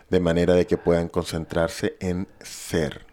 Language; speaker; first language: Spanish; native; Spanish